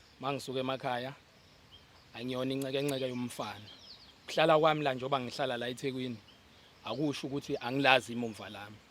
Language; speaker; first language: Zulu; native; Zulu